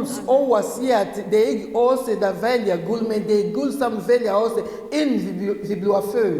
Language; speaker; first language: Danish; non-native, learner; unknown